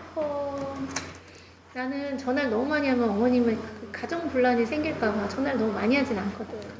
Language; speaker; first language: Korean; native; Korean